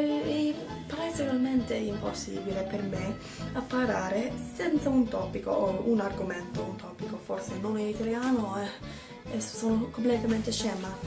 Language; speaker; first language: Italian; non-native, learner; English